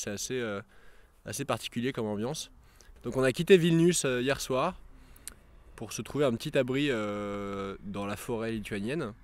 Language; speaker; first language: French; native; French